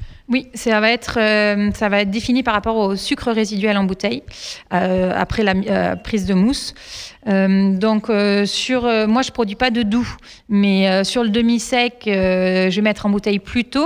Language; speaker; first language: French; native; French